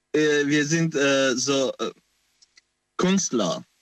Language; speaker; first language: German; non-native, learner; Persian